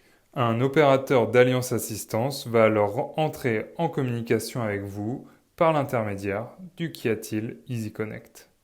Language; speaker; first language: French; native; French